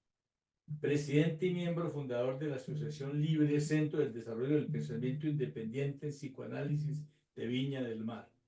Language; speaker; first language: Spanish; native; Spanish